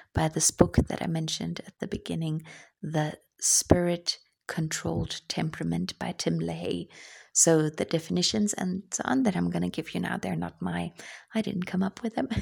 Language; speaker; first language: English; non-native, fluent; German